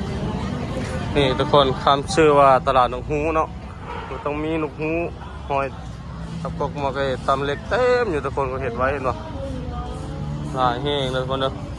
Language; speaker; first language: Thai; non-native, local second language; Northeastern Thai